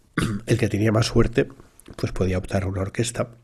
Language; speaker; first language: Spanish; native; Spanish